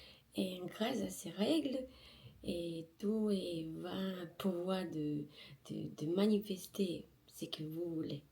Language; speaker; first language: French; non-native, learner; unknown